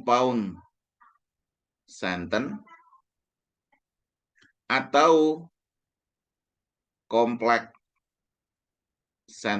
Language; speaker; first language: English; non-native, fluent; Indonesian